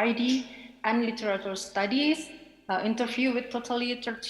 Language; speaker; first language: English; non-native, fluent; Indonesian